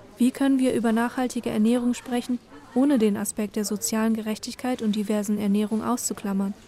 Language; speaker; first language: German; early bilingual, other home language; Vietnamese